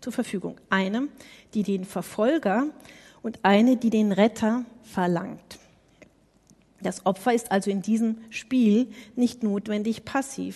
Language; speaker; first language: German; native; German